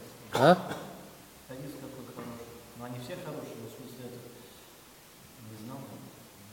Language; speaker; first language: Russian; native; Russian